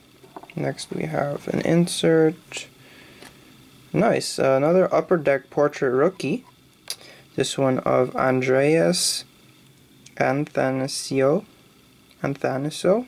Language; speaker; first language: English; native; English